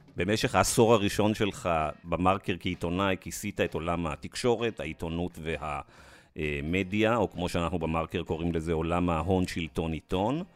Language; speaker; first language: Hebrew; native; Hebrew